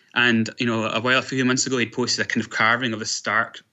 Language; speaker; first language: English; native; English